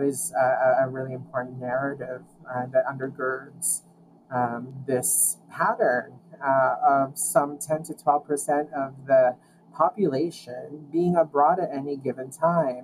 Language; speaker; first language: English; non-native, local second language; Filipino